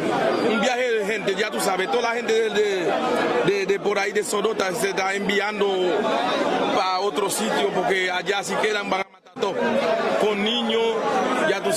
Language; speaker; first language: Spanish; non-native, learner; Haitian Creole